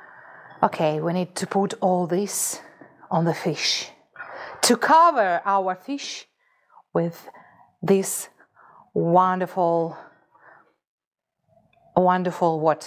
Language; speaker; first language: English; non-native, fluent; Russian